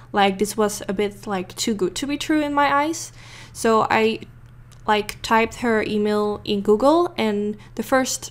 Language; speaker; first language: English; non-native, fluent; Dutch